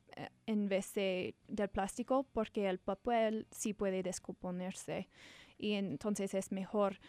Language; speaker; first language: Spanish; non-native, learner; English